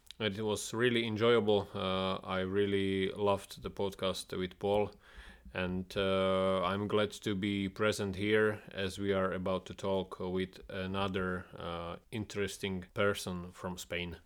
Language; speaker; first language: English; non-native, fluent; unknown